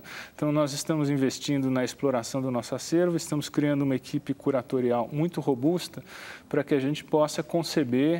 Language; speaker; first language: Portuguese; native; Portuguese